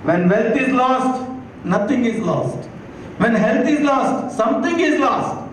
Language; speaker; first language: English; non-native, local second language; Telugu